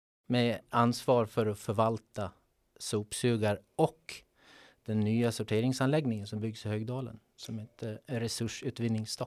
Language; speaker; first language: Swedish; native; Swedish